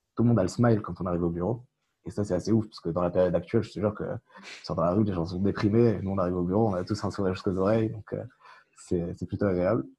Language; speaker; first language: French; non-native, local second language; Arabic